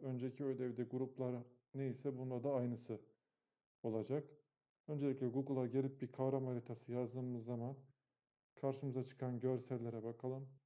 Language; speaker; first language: Turkish; native; Turkish